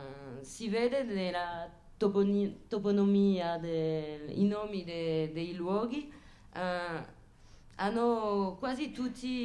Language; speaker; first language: Italian; non-native, fluent; French